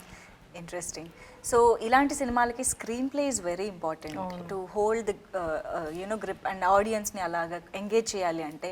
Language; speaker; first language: Telugu; native; Telugu